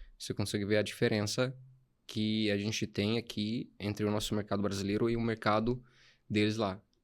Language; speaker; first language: Portuguese; non-native, fluent; Arabic